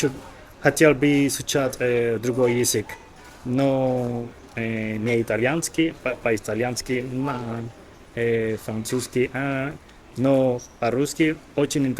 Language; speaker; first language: Russian; non-native, learner; Spanish